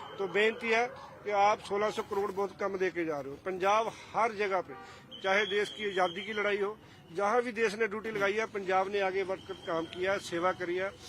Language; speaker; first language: Urdu; non-native, local second language; Punjabi